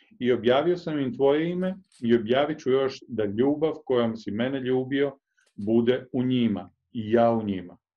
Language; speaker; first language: Croatian; native; Croatian